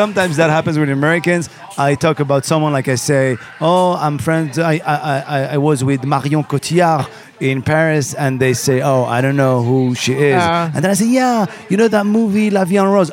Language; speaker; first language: English; non-native, fluent; Arabic